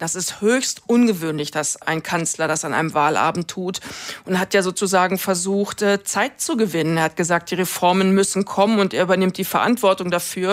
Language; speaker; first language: German; native; German